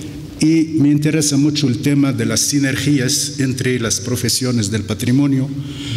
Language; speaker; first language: Spanish; non-native, fluent; Arabic